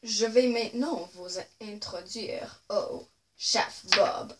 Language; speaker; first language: French; non-native, local second language; English